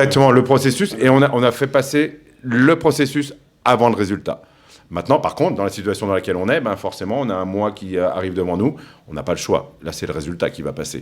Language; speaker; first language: French; native; French